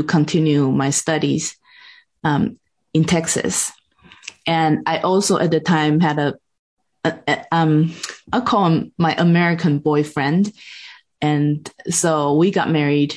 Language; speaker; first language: English; non-native, fluent; Chinese